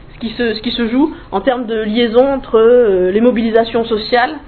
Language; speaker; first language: French; native; French